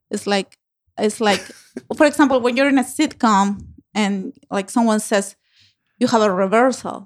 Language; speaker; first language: English; non-native, fluent; Spanish